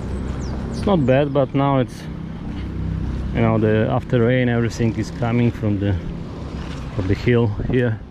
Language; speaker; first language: English; non-native, fluent; Russian